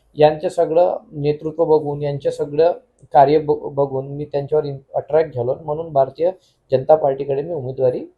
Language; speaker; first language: Marathi; native; Marathi